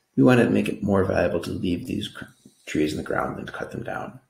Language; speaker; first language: English; native; English